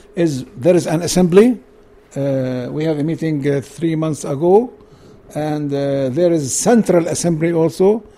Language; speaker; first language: English; non-native, learner; Arabic